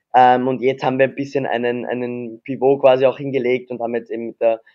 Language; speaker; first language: German; native; German